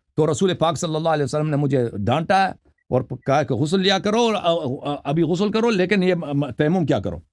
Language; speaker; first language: Urdu; native; Urdu